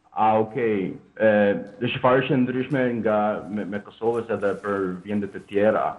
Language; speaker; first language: Albanian; non-native, learner; Danish